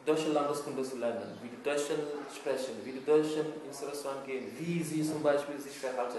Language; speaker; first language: German; non-native, fluent; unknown